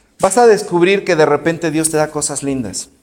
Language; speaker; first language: Spanish; native; Spanish